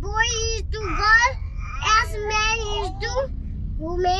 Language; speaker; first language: English; non-native, learner; Nepali